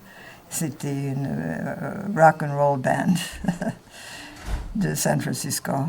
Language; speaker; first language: French; non-native, fluent; English